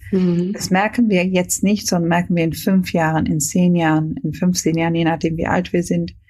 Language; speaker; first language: German; non-native, fluent; Hungarian